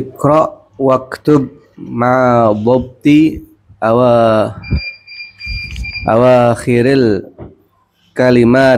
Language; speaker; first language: Arabic; non-native, learner; Indonesian